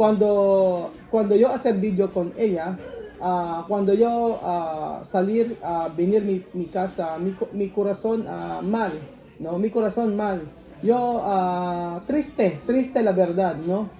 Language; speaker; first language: Spanish; non-native, learner; Filipino